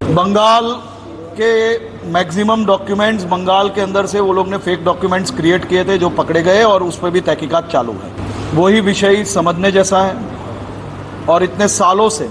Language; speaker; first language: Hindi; non-native, local second language; Gujarati